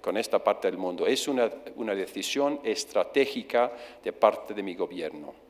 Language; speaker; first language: Spanish; non-native, fluent; English